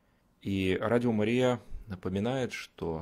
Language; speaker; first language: Russian; native; Russian